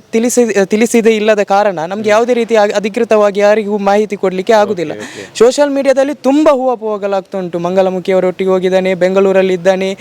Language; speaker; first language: Kannada; native; Kannada